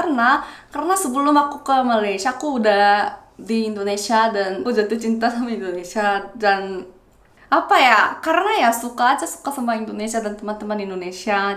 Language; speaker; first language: Indonesian; non-native, fluent; Korean